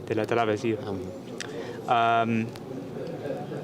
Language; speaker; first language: Spanish; non-native, learner; English